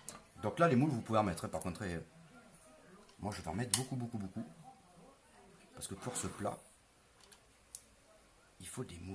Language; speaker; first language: French; native; French